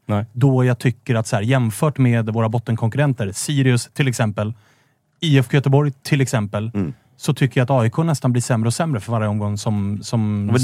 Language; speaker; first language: Swedish; native; Swedish